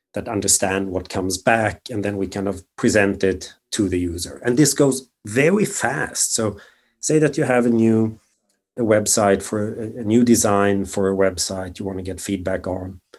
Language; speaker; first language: English; non-native, fluent; Swedish